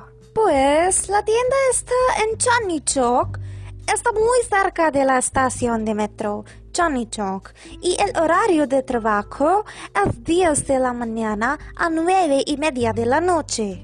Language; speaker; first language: Spanish; non-native, learner; Hindi